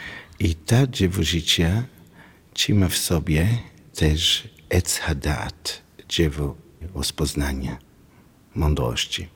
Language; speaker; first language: Polish; non-native, learner; Hebrew